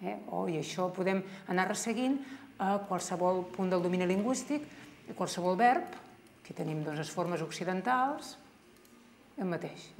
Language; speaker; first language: Catalan; native; Catalan